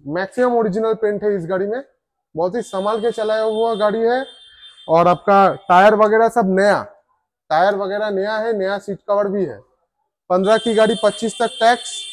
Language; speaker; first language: Hindi; non-native, local second language; Bangla